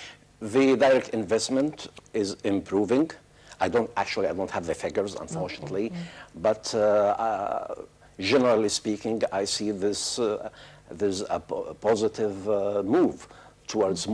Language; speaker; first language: English; non-native, fluent; Arabic